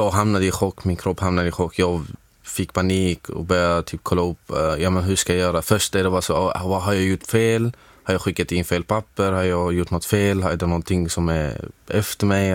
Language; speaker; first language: Swedish; non-native, fluent; Arabic